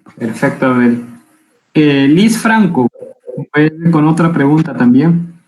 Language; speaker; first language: Spanish; native; Spanish